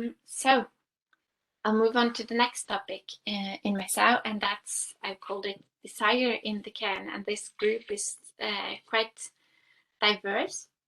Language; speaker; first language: English; non-native, fluent; Norwegian